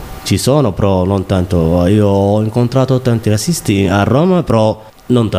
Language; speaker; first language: Italian; non-native, learner; Somali